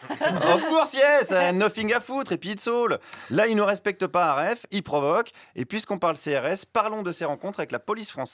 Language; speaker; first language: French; native; French